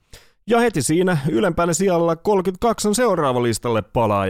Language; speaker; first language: Finnish; native; Finnish